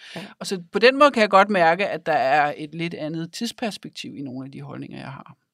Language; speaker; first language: Danish; native; Danish